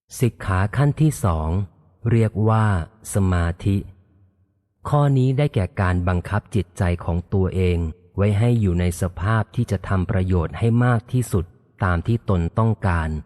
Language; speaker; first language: Thai; native; Thai